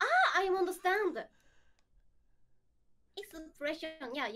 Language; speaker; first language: English; non-native, learner; Korean